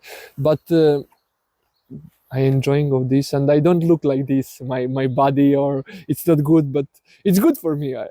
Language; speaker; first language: English; non-native, learner; Serbian